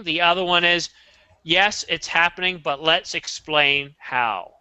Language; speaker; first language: English; native; English